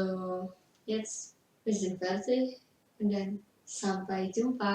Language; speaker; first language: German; non-native, learner; Indonesian